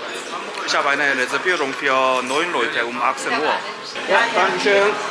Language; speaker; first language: German; non-native, learner; Korean